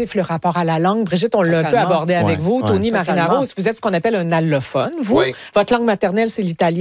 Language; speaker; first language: French; native; French